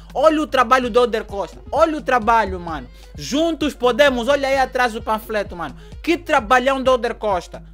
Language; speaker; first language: Portuguese; native; Portuguese